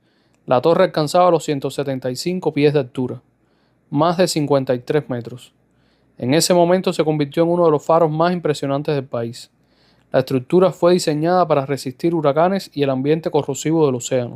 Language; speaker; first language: Spanish; native; Spanish